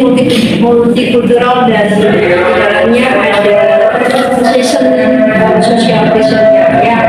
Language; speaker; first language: Indonesian; native; Indonesian